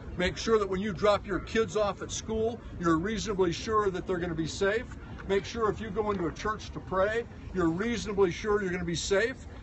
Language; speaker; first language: English; native; English